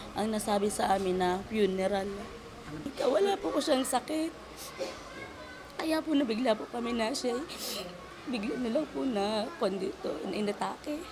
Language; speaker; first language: Filipino; native; Filipino